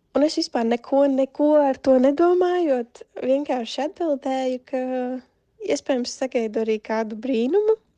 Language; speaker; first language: Latvian; native; Latvian